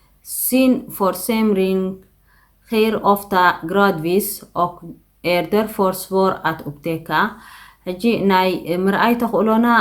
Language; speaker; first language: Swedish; non-native, fluent; Tigrinya